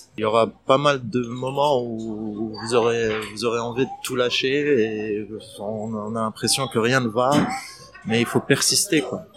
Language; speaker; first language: French; non-native, fluent; Arabic